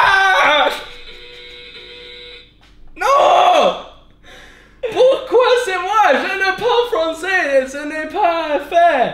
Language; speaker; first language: French; non-native, learner; English